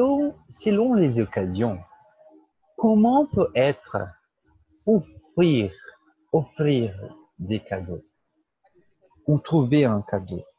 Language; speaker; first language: French; non-native, fluent; Portuguese